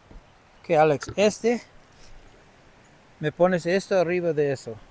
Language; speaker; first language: Spanish; non-native, learner; English